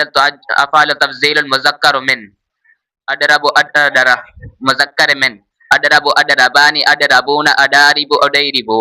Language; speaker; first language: Arabic; non-native, learner; Urdu